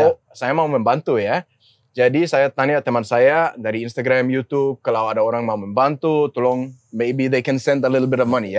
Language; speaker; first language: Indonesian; non-native, learner; Danish